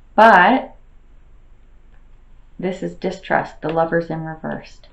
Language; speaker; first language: English; native; English